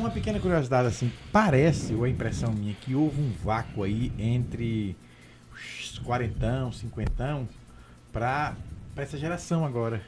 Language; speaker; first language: Portuguese; native; Portuguese